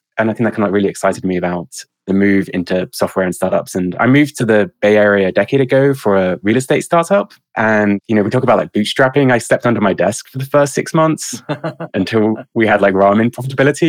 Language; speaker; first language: English; native; English